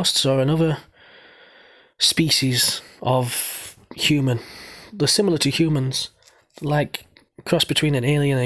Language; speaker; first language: English; native; English